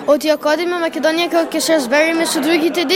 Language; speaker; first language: Macedonian; early bilingual, heritage; Macedonian